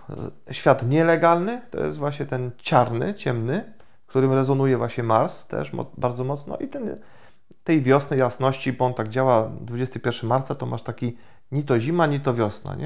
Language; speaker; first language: Polish; native; Polish